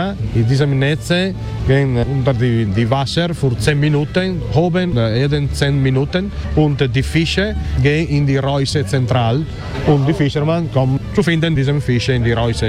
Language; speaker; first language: German; non-native, learner; Italian